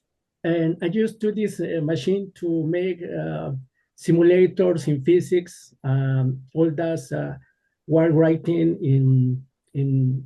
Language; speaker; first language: English; non-native, learner; Spanish